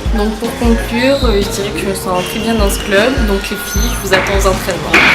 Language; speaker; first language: French; native; French